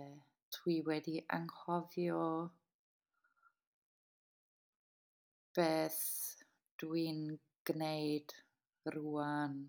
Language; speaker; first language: Welsh; non-native, learner; English